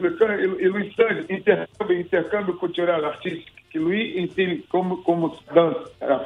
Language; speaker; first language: French; non-native, learner; Portuguese